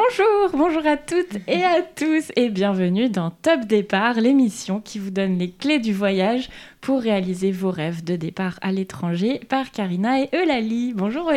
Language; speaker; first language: French; native; French